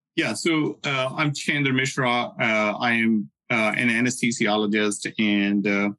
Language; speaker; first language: English; non-native, local second language; Hindi